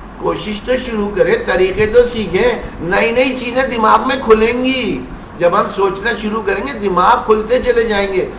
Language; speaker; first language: Urdu; native; Urdu